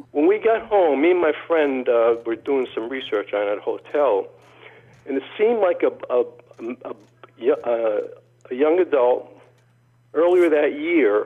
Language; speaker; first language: English; early bilingual, other home language; Polish